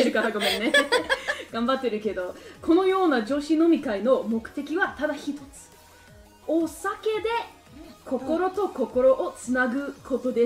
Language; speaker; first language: Japanese; non-native, learner; English